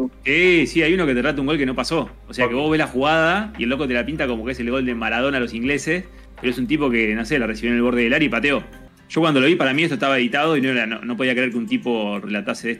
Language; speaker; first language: Spanish; native; Spanish